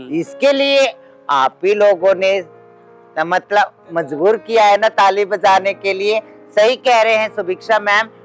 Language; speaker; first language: Hindi; native; Hindi